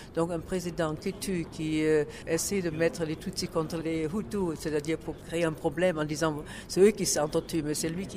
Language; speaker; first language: French; non-native, fluent; German